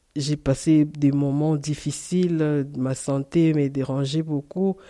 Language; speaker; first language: French; non-native, fluent; Portuguese